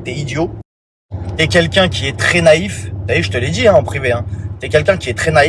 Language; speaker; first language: French; native; French